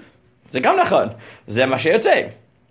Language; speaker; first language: Hebrew; non-native, fluent; English